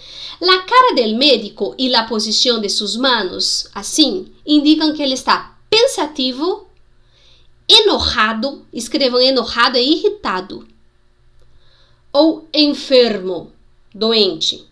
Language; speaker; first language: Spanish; non-native, fluent; Portuguese